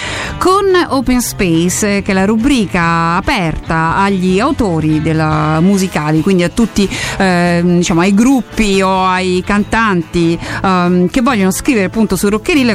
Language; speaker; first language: Italian; native; Italian